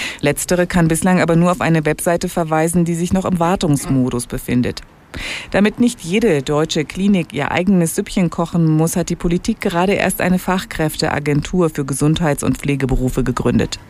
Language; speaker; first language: German; native; German